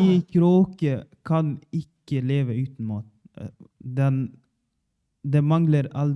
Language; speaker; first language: Norwegian; non-native, learner; Swahili